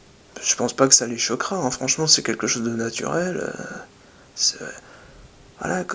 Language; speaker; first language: French; native; French